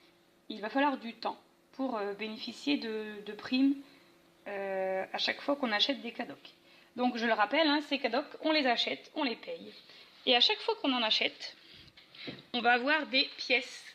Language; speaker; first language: French; native; French